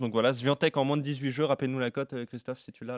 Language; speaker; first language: French; native; French